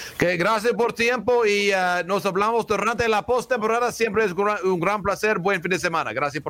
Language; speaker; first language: Spanish; non-native, learner; English